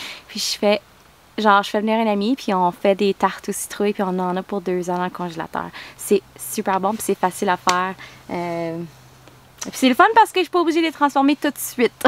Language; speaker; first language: French; native; French